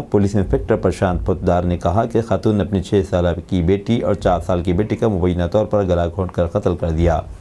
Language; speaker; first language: Urdu; native; Urdu